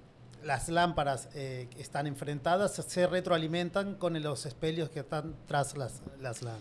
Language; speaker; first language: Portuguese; non-native, learner; Spanish